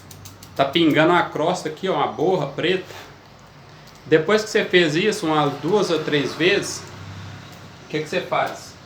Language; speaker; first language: Portuguese; native; Portuguese